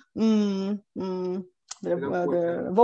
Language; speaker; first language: Italian; non-native, fluent; Bulgarian